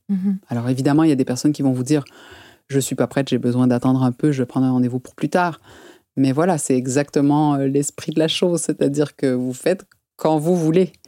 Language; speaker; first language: French; native; French